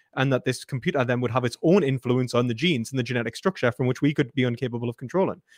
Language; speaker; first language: English; native; English